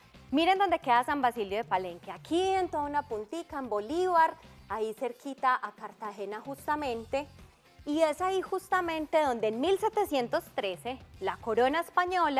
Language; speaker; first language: Spanish; native; Spanish